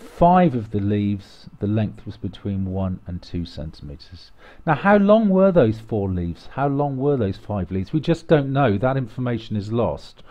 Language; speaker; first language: English; native; English